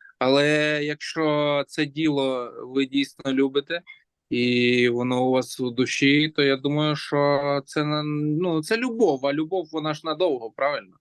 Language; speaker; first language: Ukrainian; native; Ukrainian